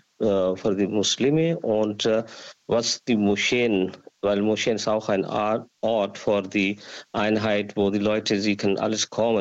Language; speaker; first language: German; non-native, learner; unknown